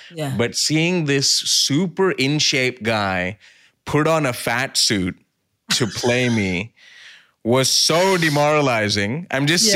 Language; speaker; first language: English; early bilingual, other home language; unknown